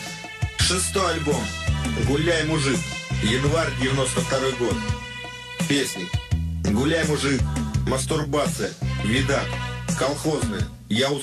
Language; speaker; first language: Russian; native; Russian